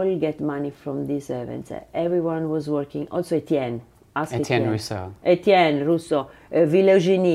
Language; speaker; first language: English; non-native, learner; Italian